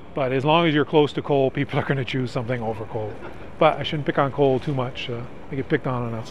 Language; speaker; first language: English; native; English